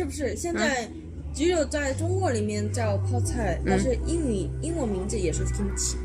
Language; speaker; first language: Chinese; non-native, fluent; Korean